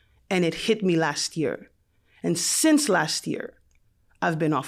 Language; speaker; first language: English; non-native, fluent; French